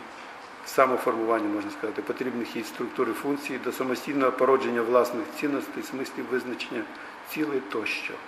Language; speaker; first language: Ukrainian; native; Ukrainian